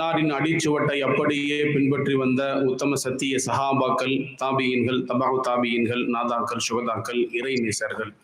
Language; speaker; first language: Tamil; native; Tamil